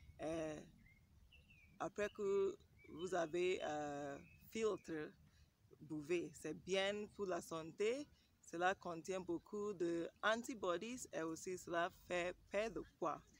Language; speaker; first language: French; non-native, learner; English